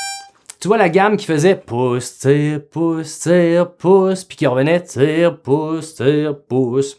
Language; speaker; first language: French; native; French